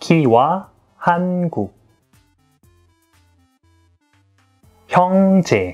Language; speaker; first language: Korean; non-native, fluent; Turkish